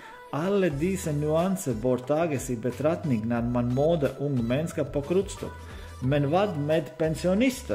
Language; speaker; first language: Swedish; non-native, learner; Danish